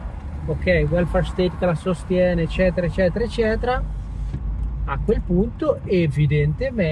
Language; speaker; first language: Italian; native; Italian